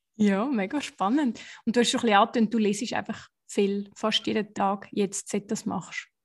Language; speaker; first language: German; native; German